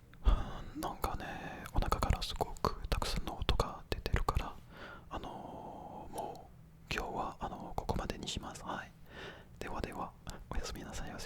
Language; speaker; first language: Japanese; non-native, fluent; French